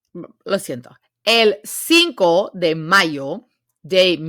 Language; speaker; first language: Spanish; non-native, fluent; English